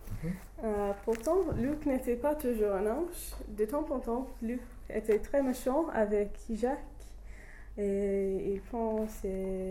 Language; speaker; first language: French; non-native, learner; English